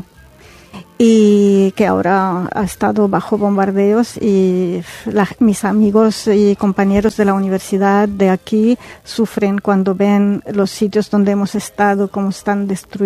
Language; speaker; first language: Spanish; non-native, fluent; Arabic